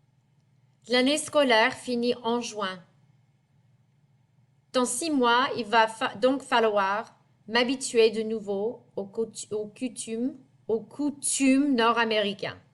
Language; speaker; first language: French; non-native, fluent; English